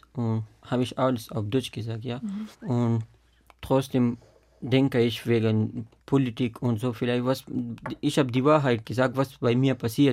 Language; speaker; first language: German; non-native, fluent; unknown